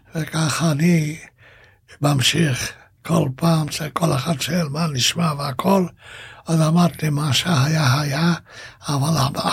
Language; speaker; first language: Hebrew; non-native, fluent; Hungarian